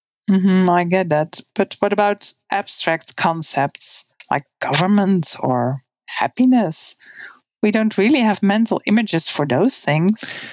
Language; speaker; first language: English; non-native, fluent; Dutch